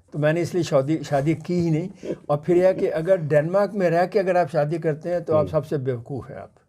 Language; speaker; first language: Urdu; non-native, local second language; Punjabi